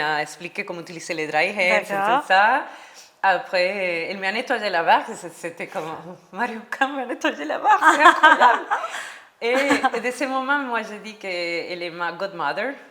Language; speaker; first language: French; non-native, learner; Spanish